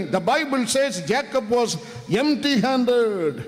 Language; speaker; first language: English; non-native, local second language; Malayalam